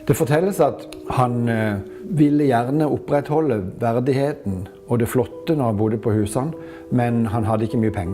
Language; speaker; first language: Norwegian; native; Norwegian